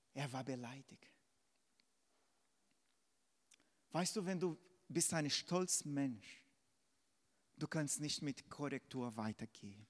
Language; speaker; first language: German; non-native, fluent; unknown